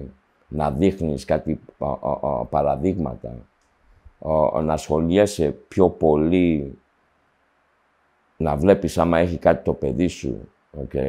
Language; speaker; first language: Greek; early bilingual, heritage; Greek